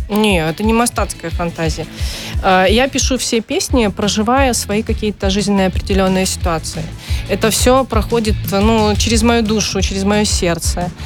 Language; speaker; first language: Russian; native; Russian